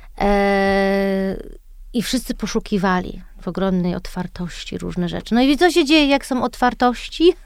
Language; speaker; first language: Polish; early bilingual, heritage; Polish